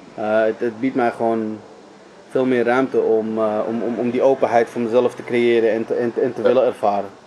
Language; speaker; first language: Dutch; early bilingual, other home language; Arabic